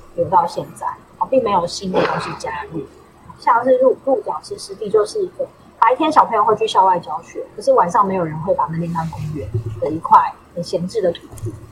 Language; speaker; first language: Chinese; native; Chinese